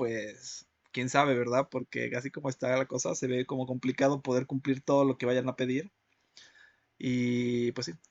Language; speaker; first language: Spanish; native; Spanish